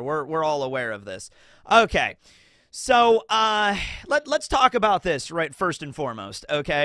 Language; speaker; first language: English; native; English